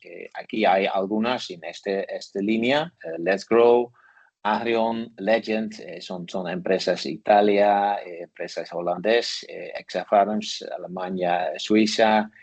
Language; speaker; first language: Spanish; non-native, learner; Dutch